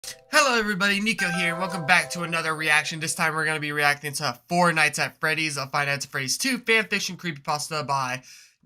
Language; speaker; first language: English; native; English